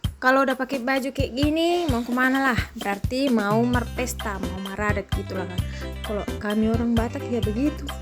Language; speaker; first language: Indonesian; native; Indonesian